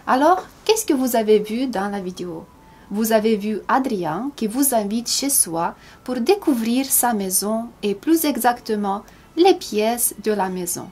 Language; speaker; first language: French; non-native, fluent; Romanian